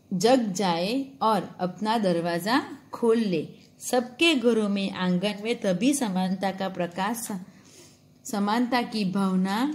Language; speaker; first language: Hindi; non-native, local second language; Gujarati